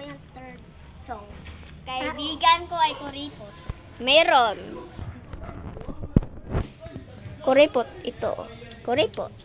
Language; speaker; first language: Filipino; non-native, local second language; Cebuano